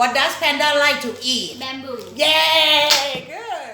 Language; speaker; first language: English; non-native, fluent; Thai